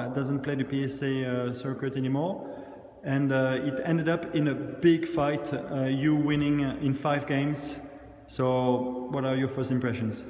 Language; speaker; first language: English; non-native, fluent; French